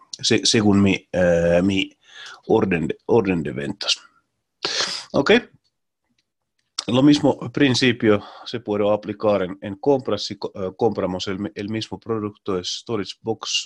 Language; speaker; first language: Spanish; non-native, learner; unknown